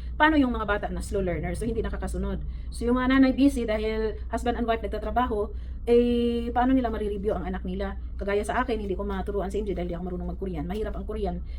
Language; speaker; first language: Filipino; native; Filipino